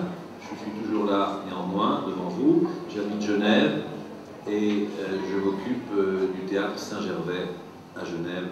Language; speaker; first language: French; native; French